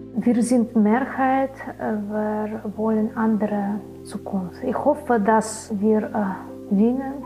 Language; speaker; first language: German; non-native, learner; Belarusian